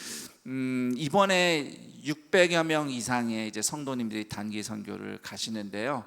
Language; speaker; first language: Korean; native; Korean